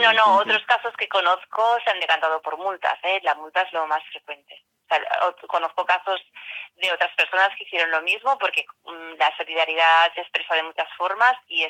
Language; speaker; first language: Spanish; native; Spanish